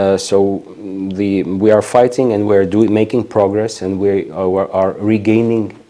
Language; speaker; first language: English; non-native, fluent; Ukrainian